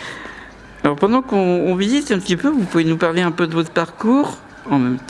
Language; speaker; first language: French; native; French